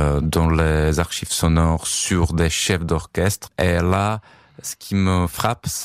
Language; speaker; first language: French; non-native, fluent; Czech